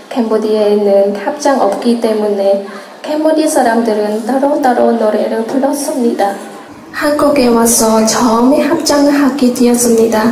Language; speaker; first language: Korean; non-native, learner; Khmer